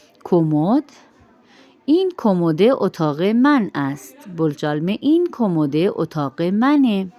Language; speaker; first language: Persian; non-native, fluent; Urdu